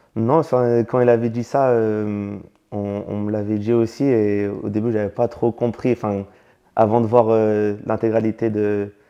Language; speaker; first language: French; native; French